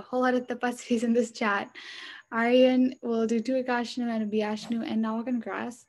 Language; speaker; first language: English; early bilingual, other home language; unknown